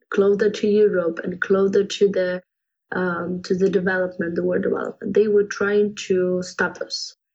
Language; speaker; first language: English; non-native, fluent; Ukrainian